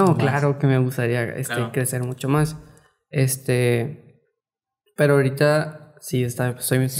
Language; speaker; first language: Spanish; native; Spanish